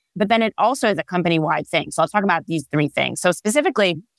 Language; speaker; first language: English; non-native, fluent; Hebrew